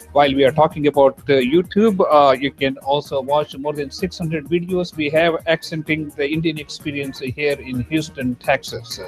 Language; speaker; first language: English; non-native, local second language; Kannada